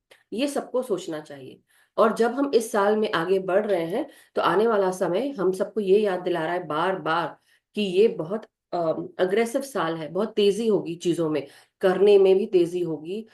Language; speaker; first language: Hindi; native; Hindi